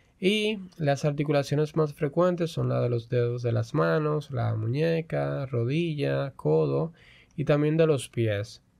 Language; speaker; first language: Spanish; native; Spanish